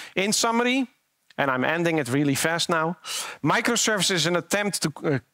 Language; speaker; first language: English; non-native, fluent; Dutch